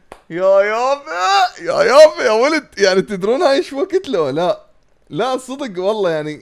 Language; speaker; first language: Arabic; native; Arabic